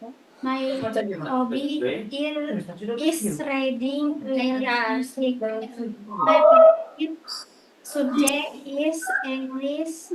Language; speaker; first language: English; non-native, learner; Indonesian